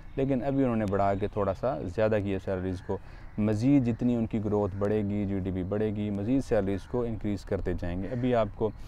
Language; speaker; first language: Urdu; non-native, local second language; Punjabi